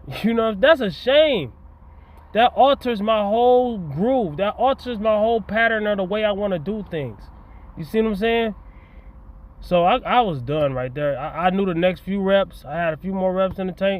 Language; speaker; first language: English; native; English